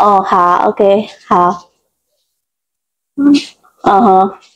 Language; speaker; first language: Chinese; non-native, learner; Indonesian